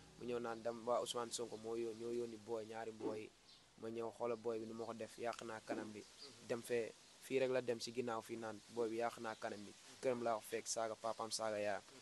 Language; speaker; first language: Wolof; native; Wolof